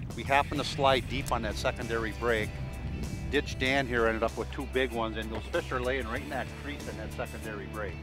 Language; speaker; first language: English; native; English